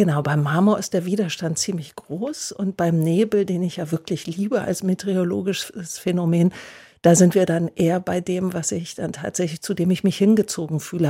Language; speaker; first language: German; native; German